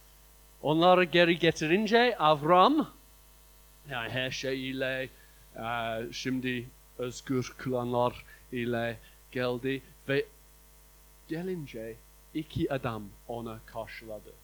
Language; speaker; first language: Turkish; non-native, fluent; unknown